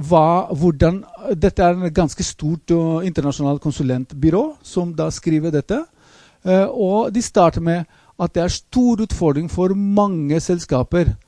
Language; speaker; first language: Norwegian; non-native, fluent; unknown